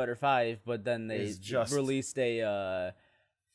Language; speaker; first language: English; native; English